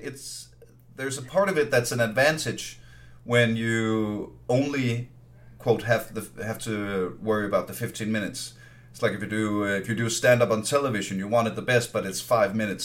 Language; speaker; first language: English; non-native, fluent; Danish